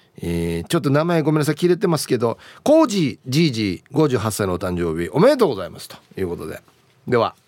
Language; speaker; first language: Japanese; native; Japanese